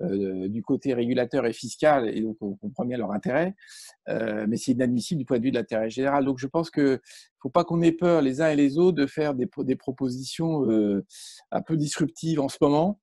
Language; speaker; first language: French; native; French